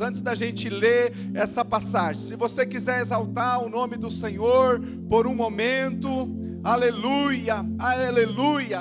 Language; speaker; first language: Portuguese; native; Portuguese